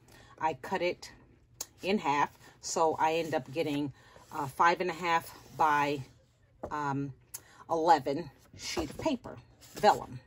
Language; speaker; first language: English; native; English